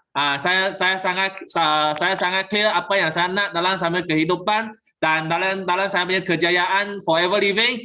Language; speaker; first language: Malay; native; Malay